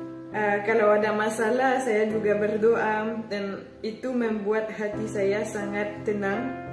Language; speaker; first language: Indonesian; non-native, fluent; French